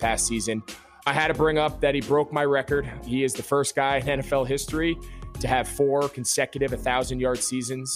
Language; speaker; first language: English; native; English